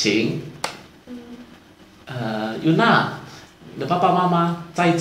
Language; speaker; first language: Chinese; non-native, learner; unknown